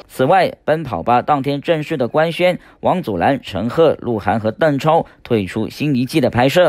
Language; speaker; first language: Chinese; non-native, local second language; Cantonese